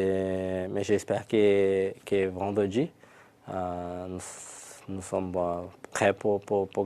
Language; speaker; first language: French; non-native, learner; Portuguese